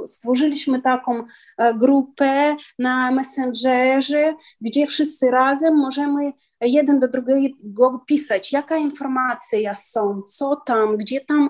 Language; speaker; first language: Polish; non-native, learner; Ukrainian